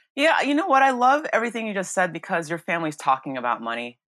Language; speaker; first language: English; early bilingual, other home language; Yoruba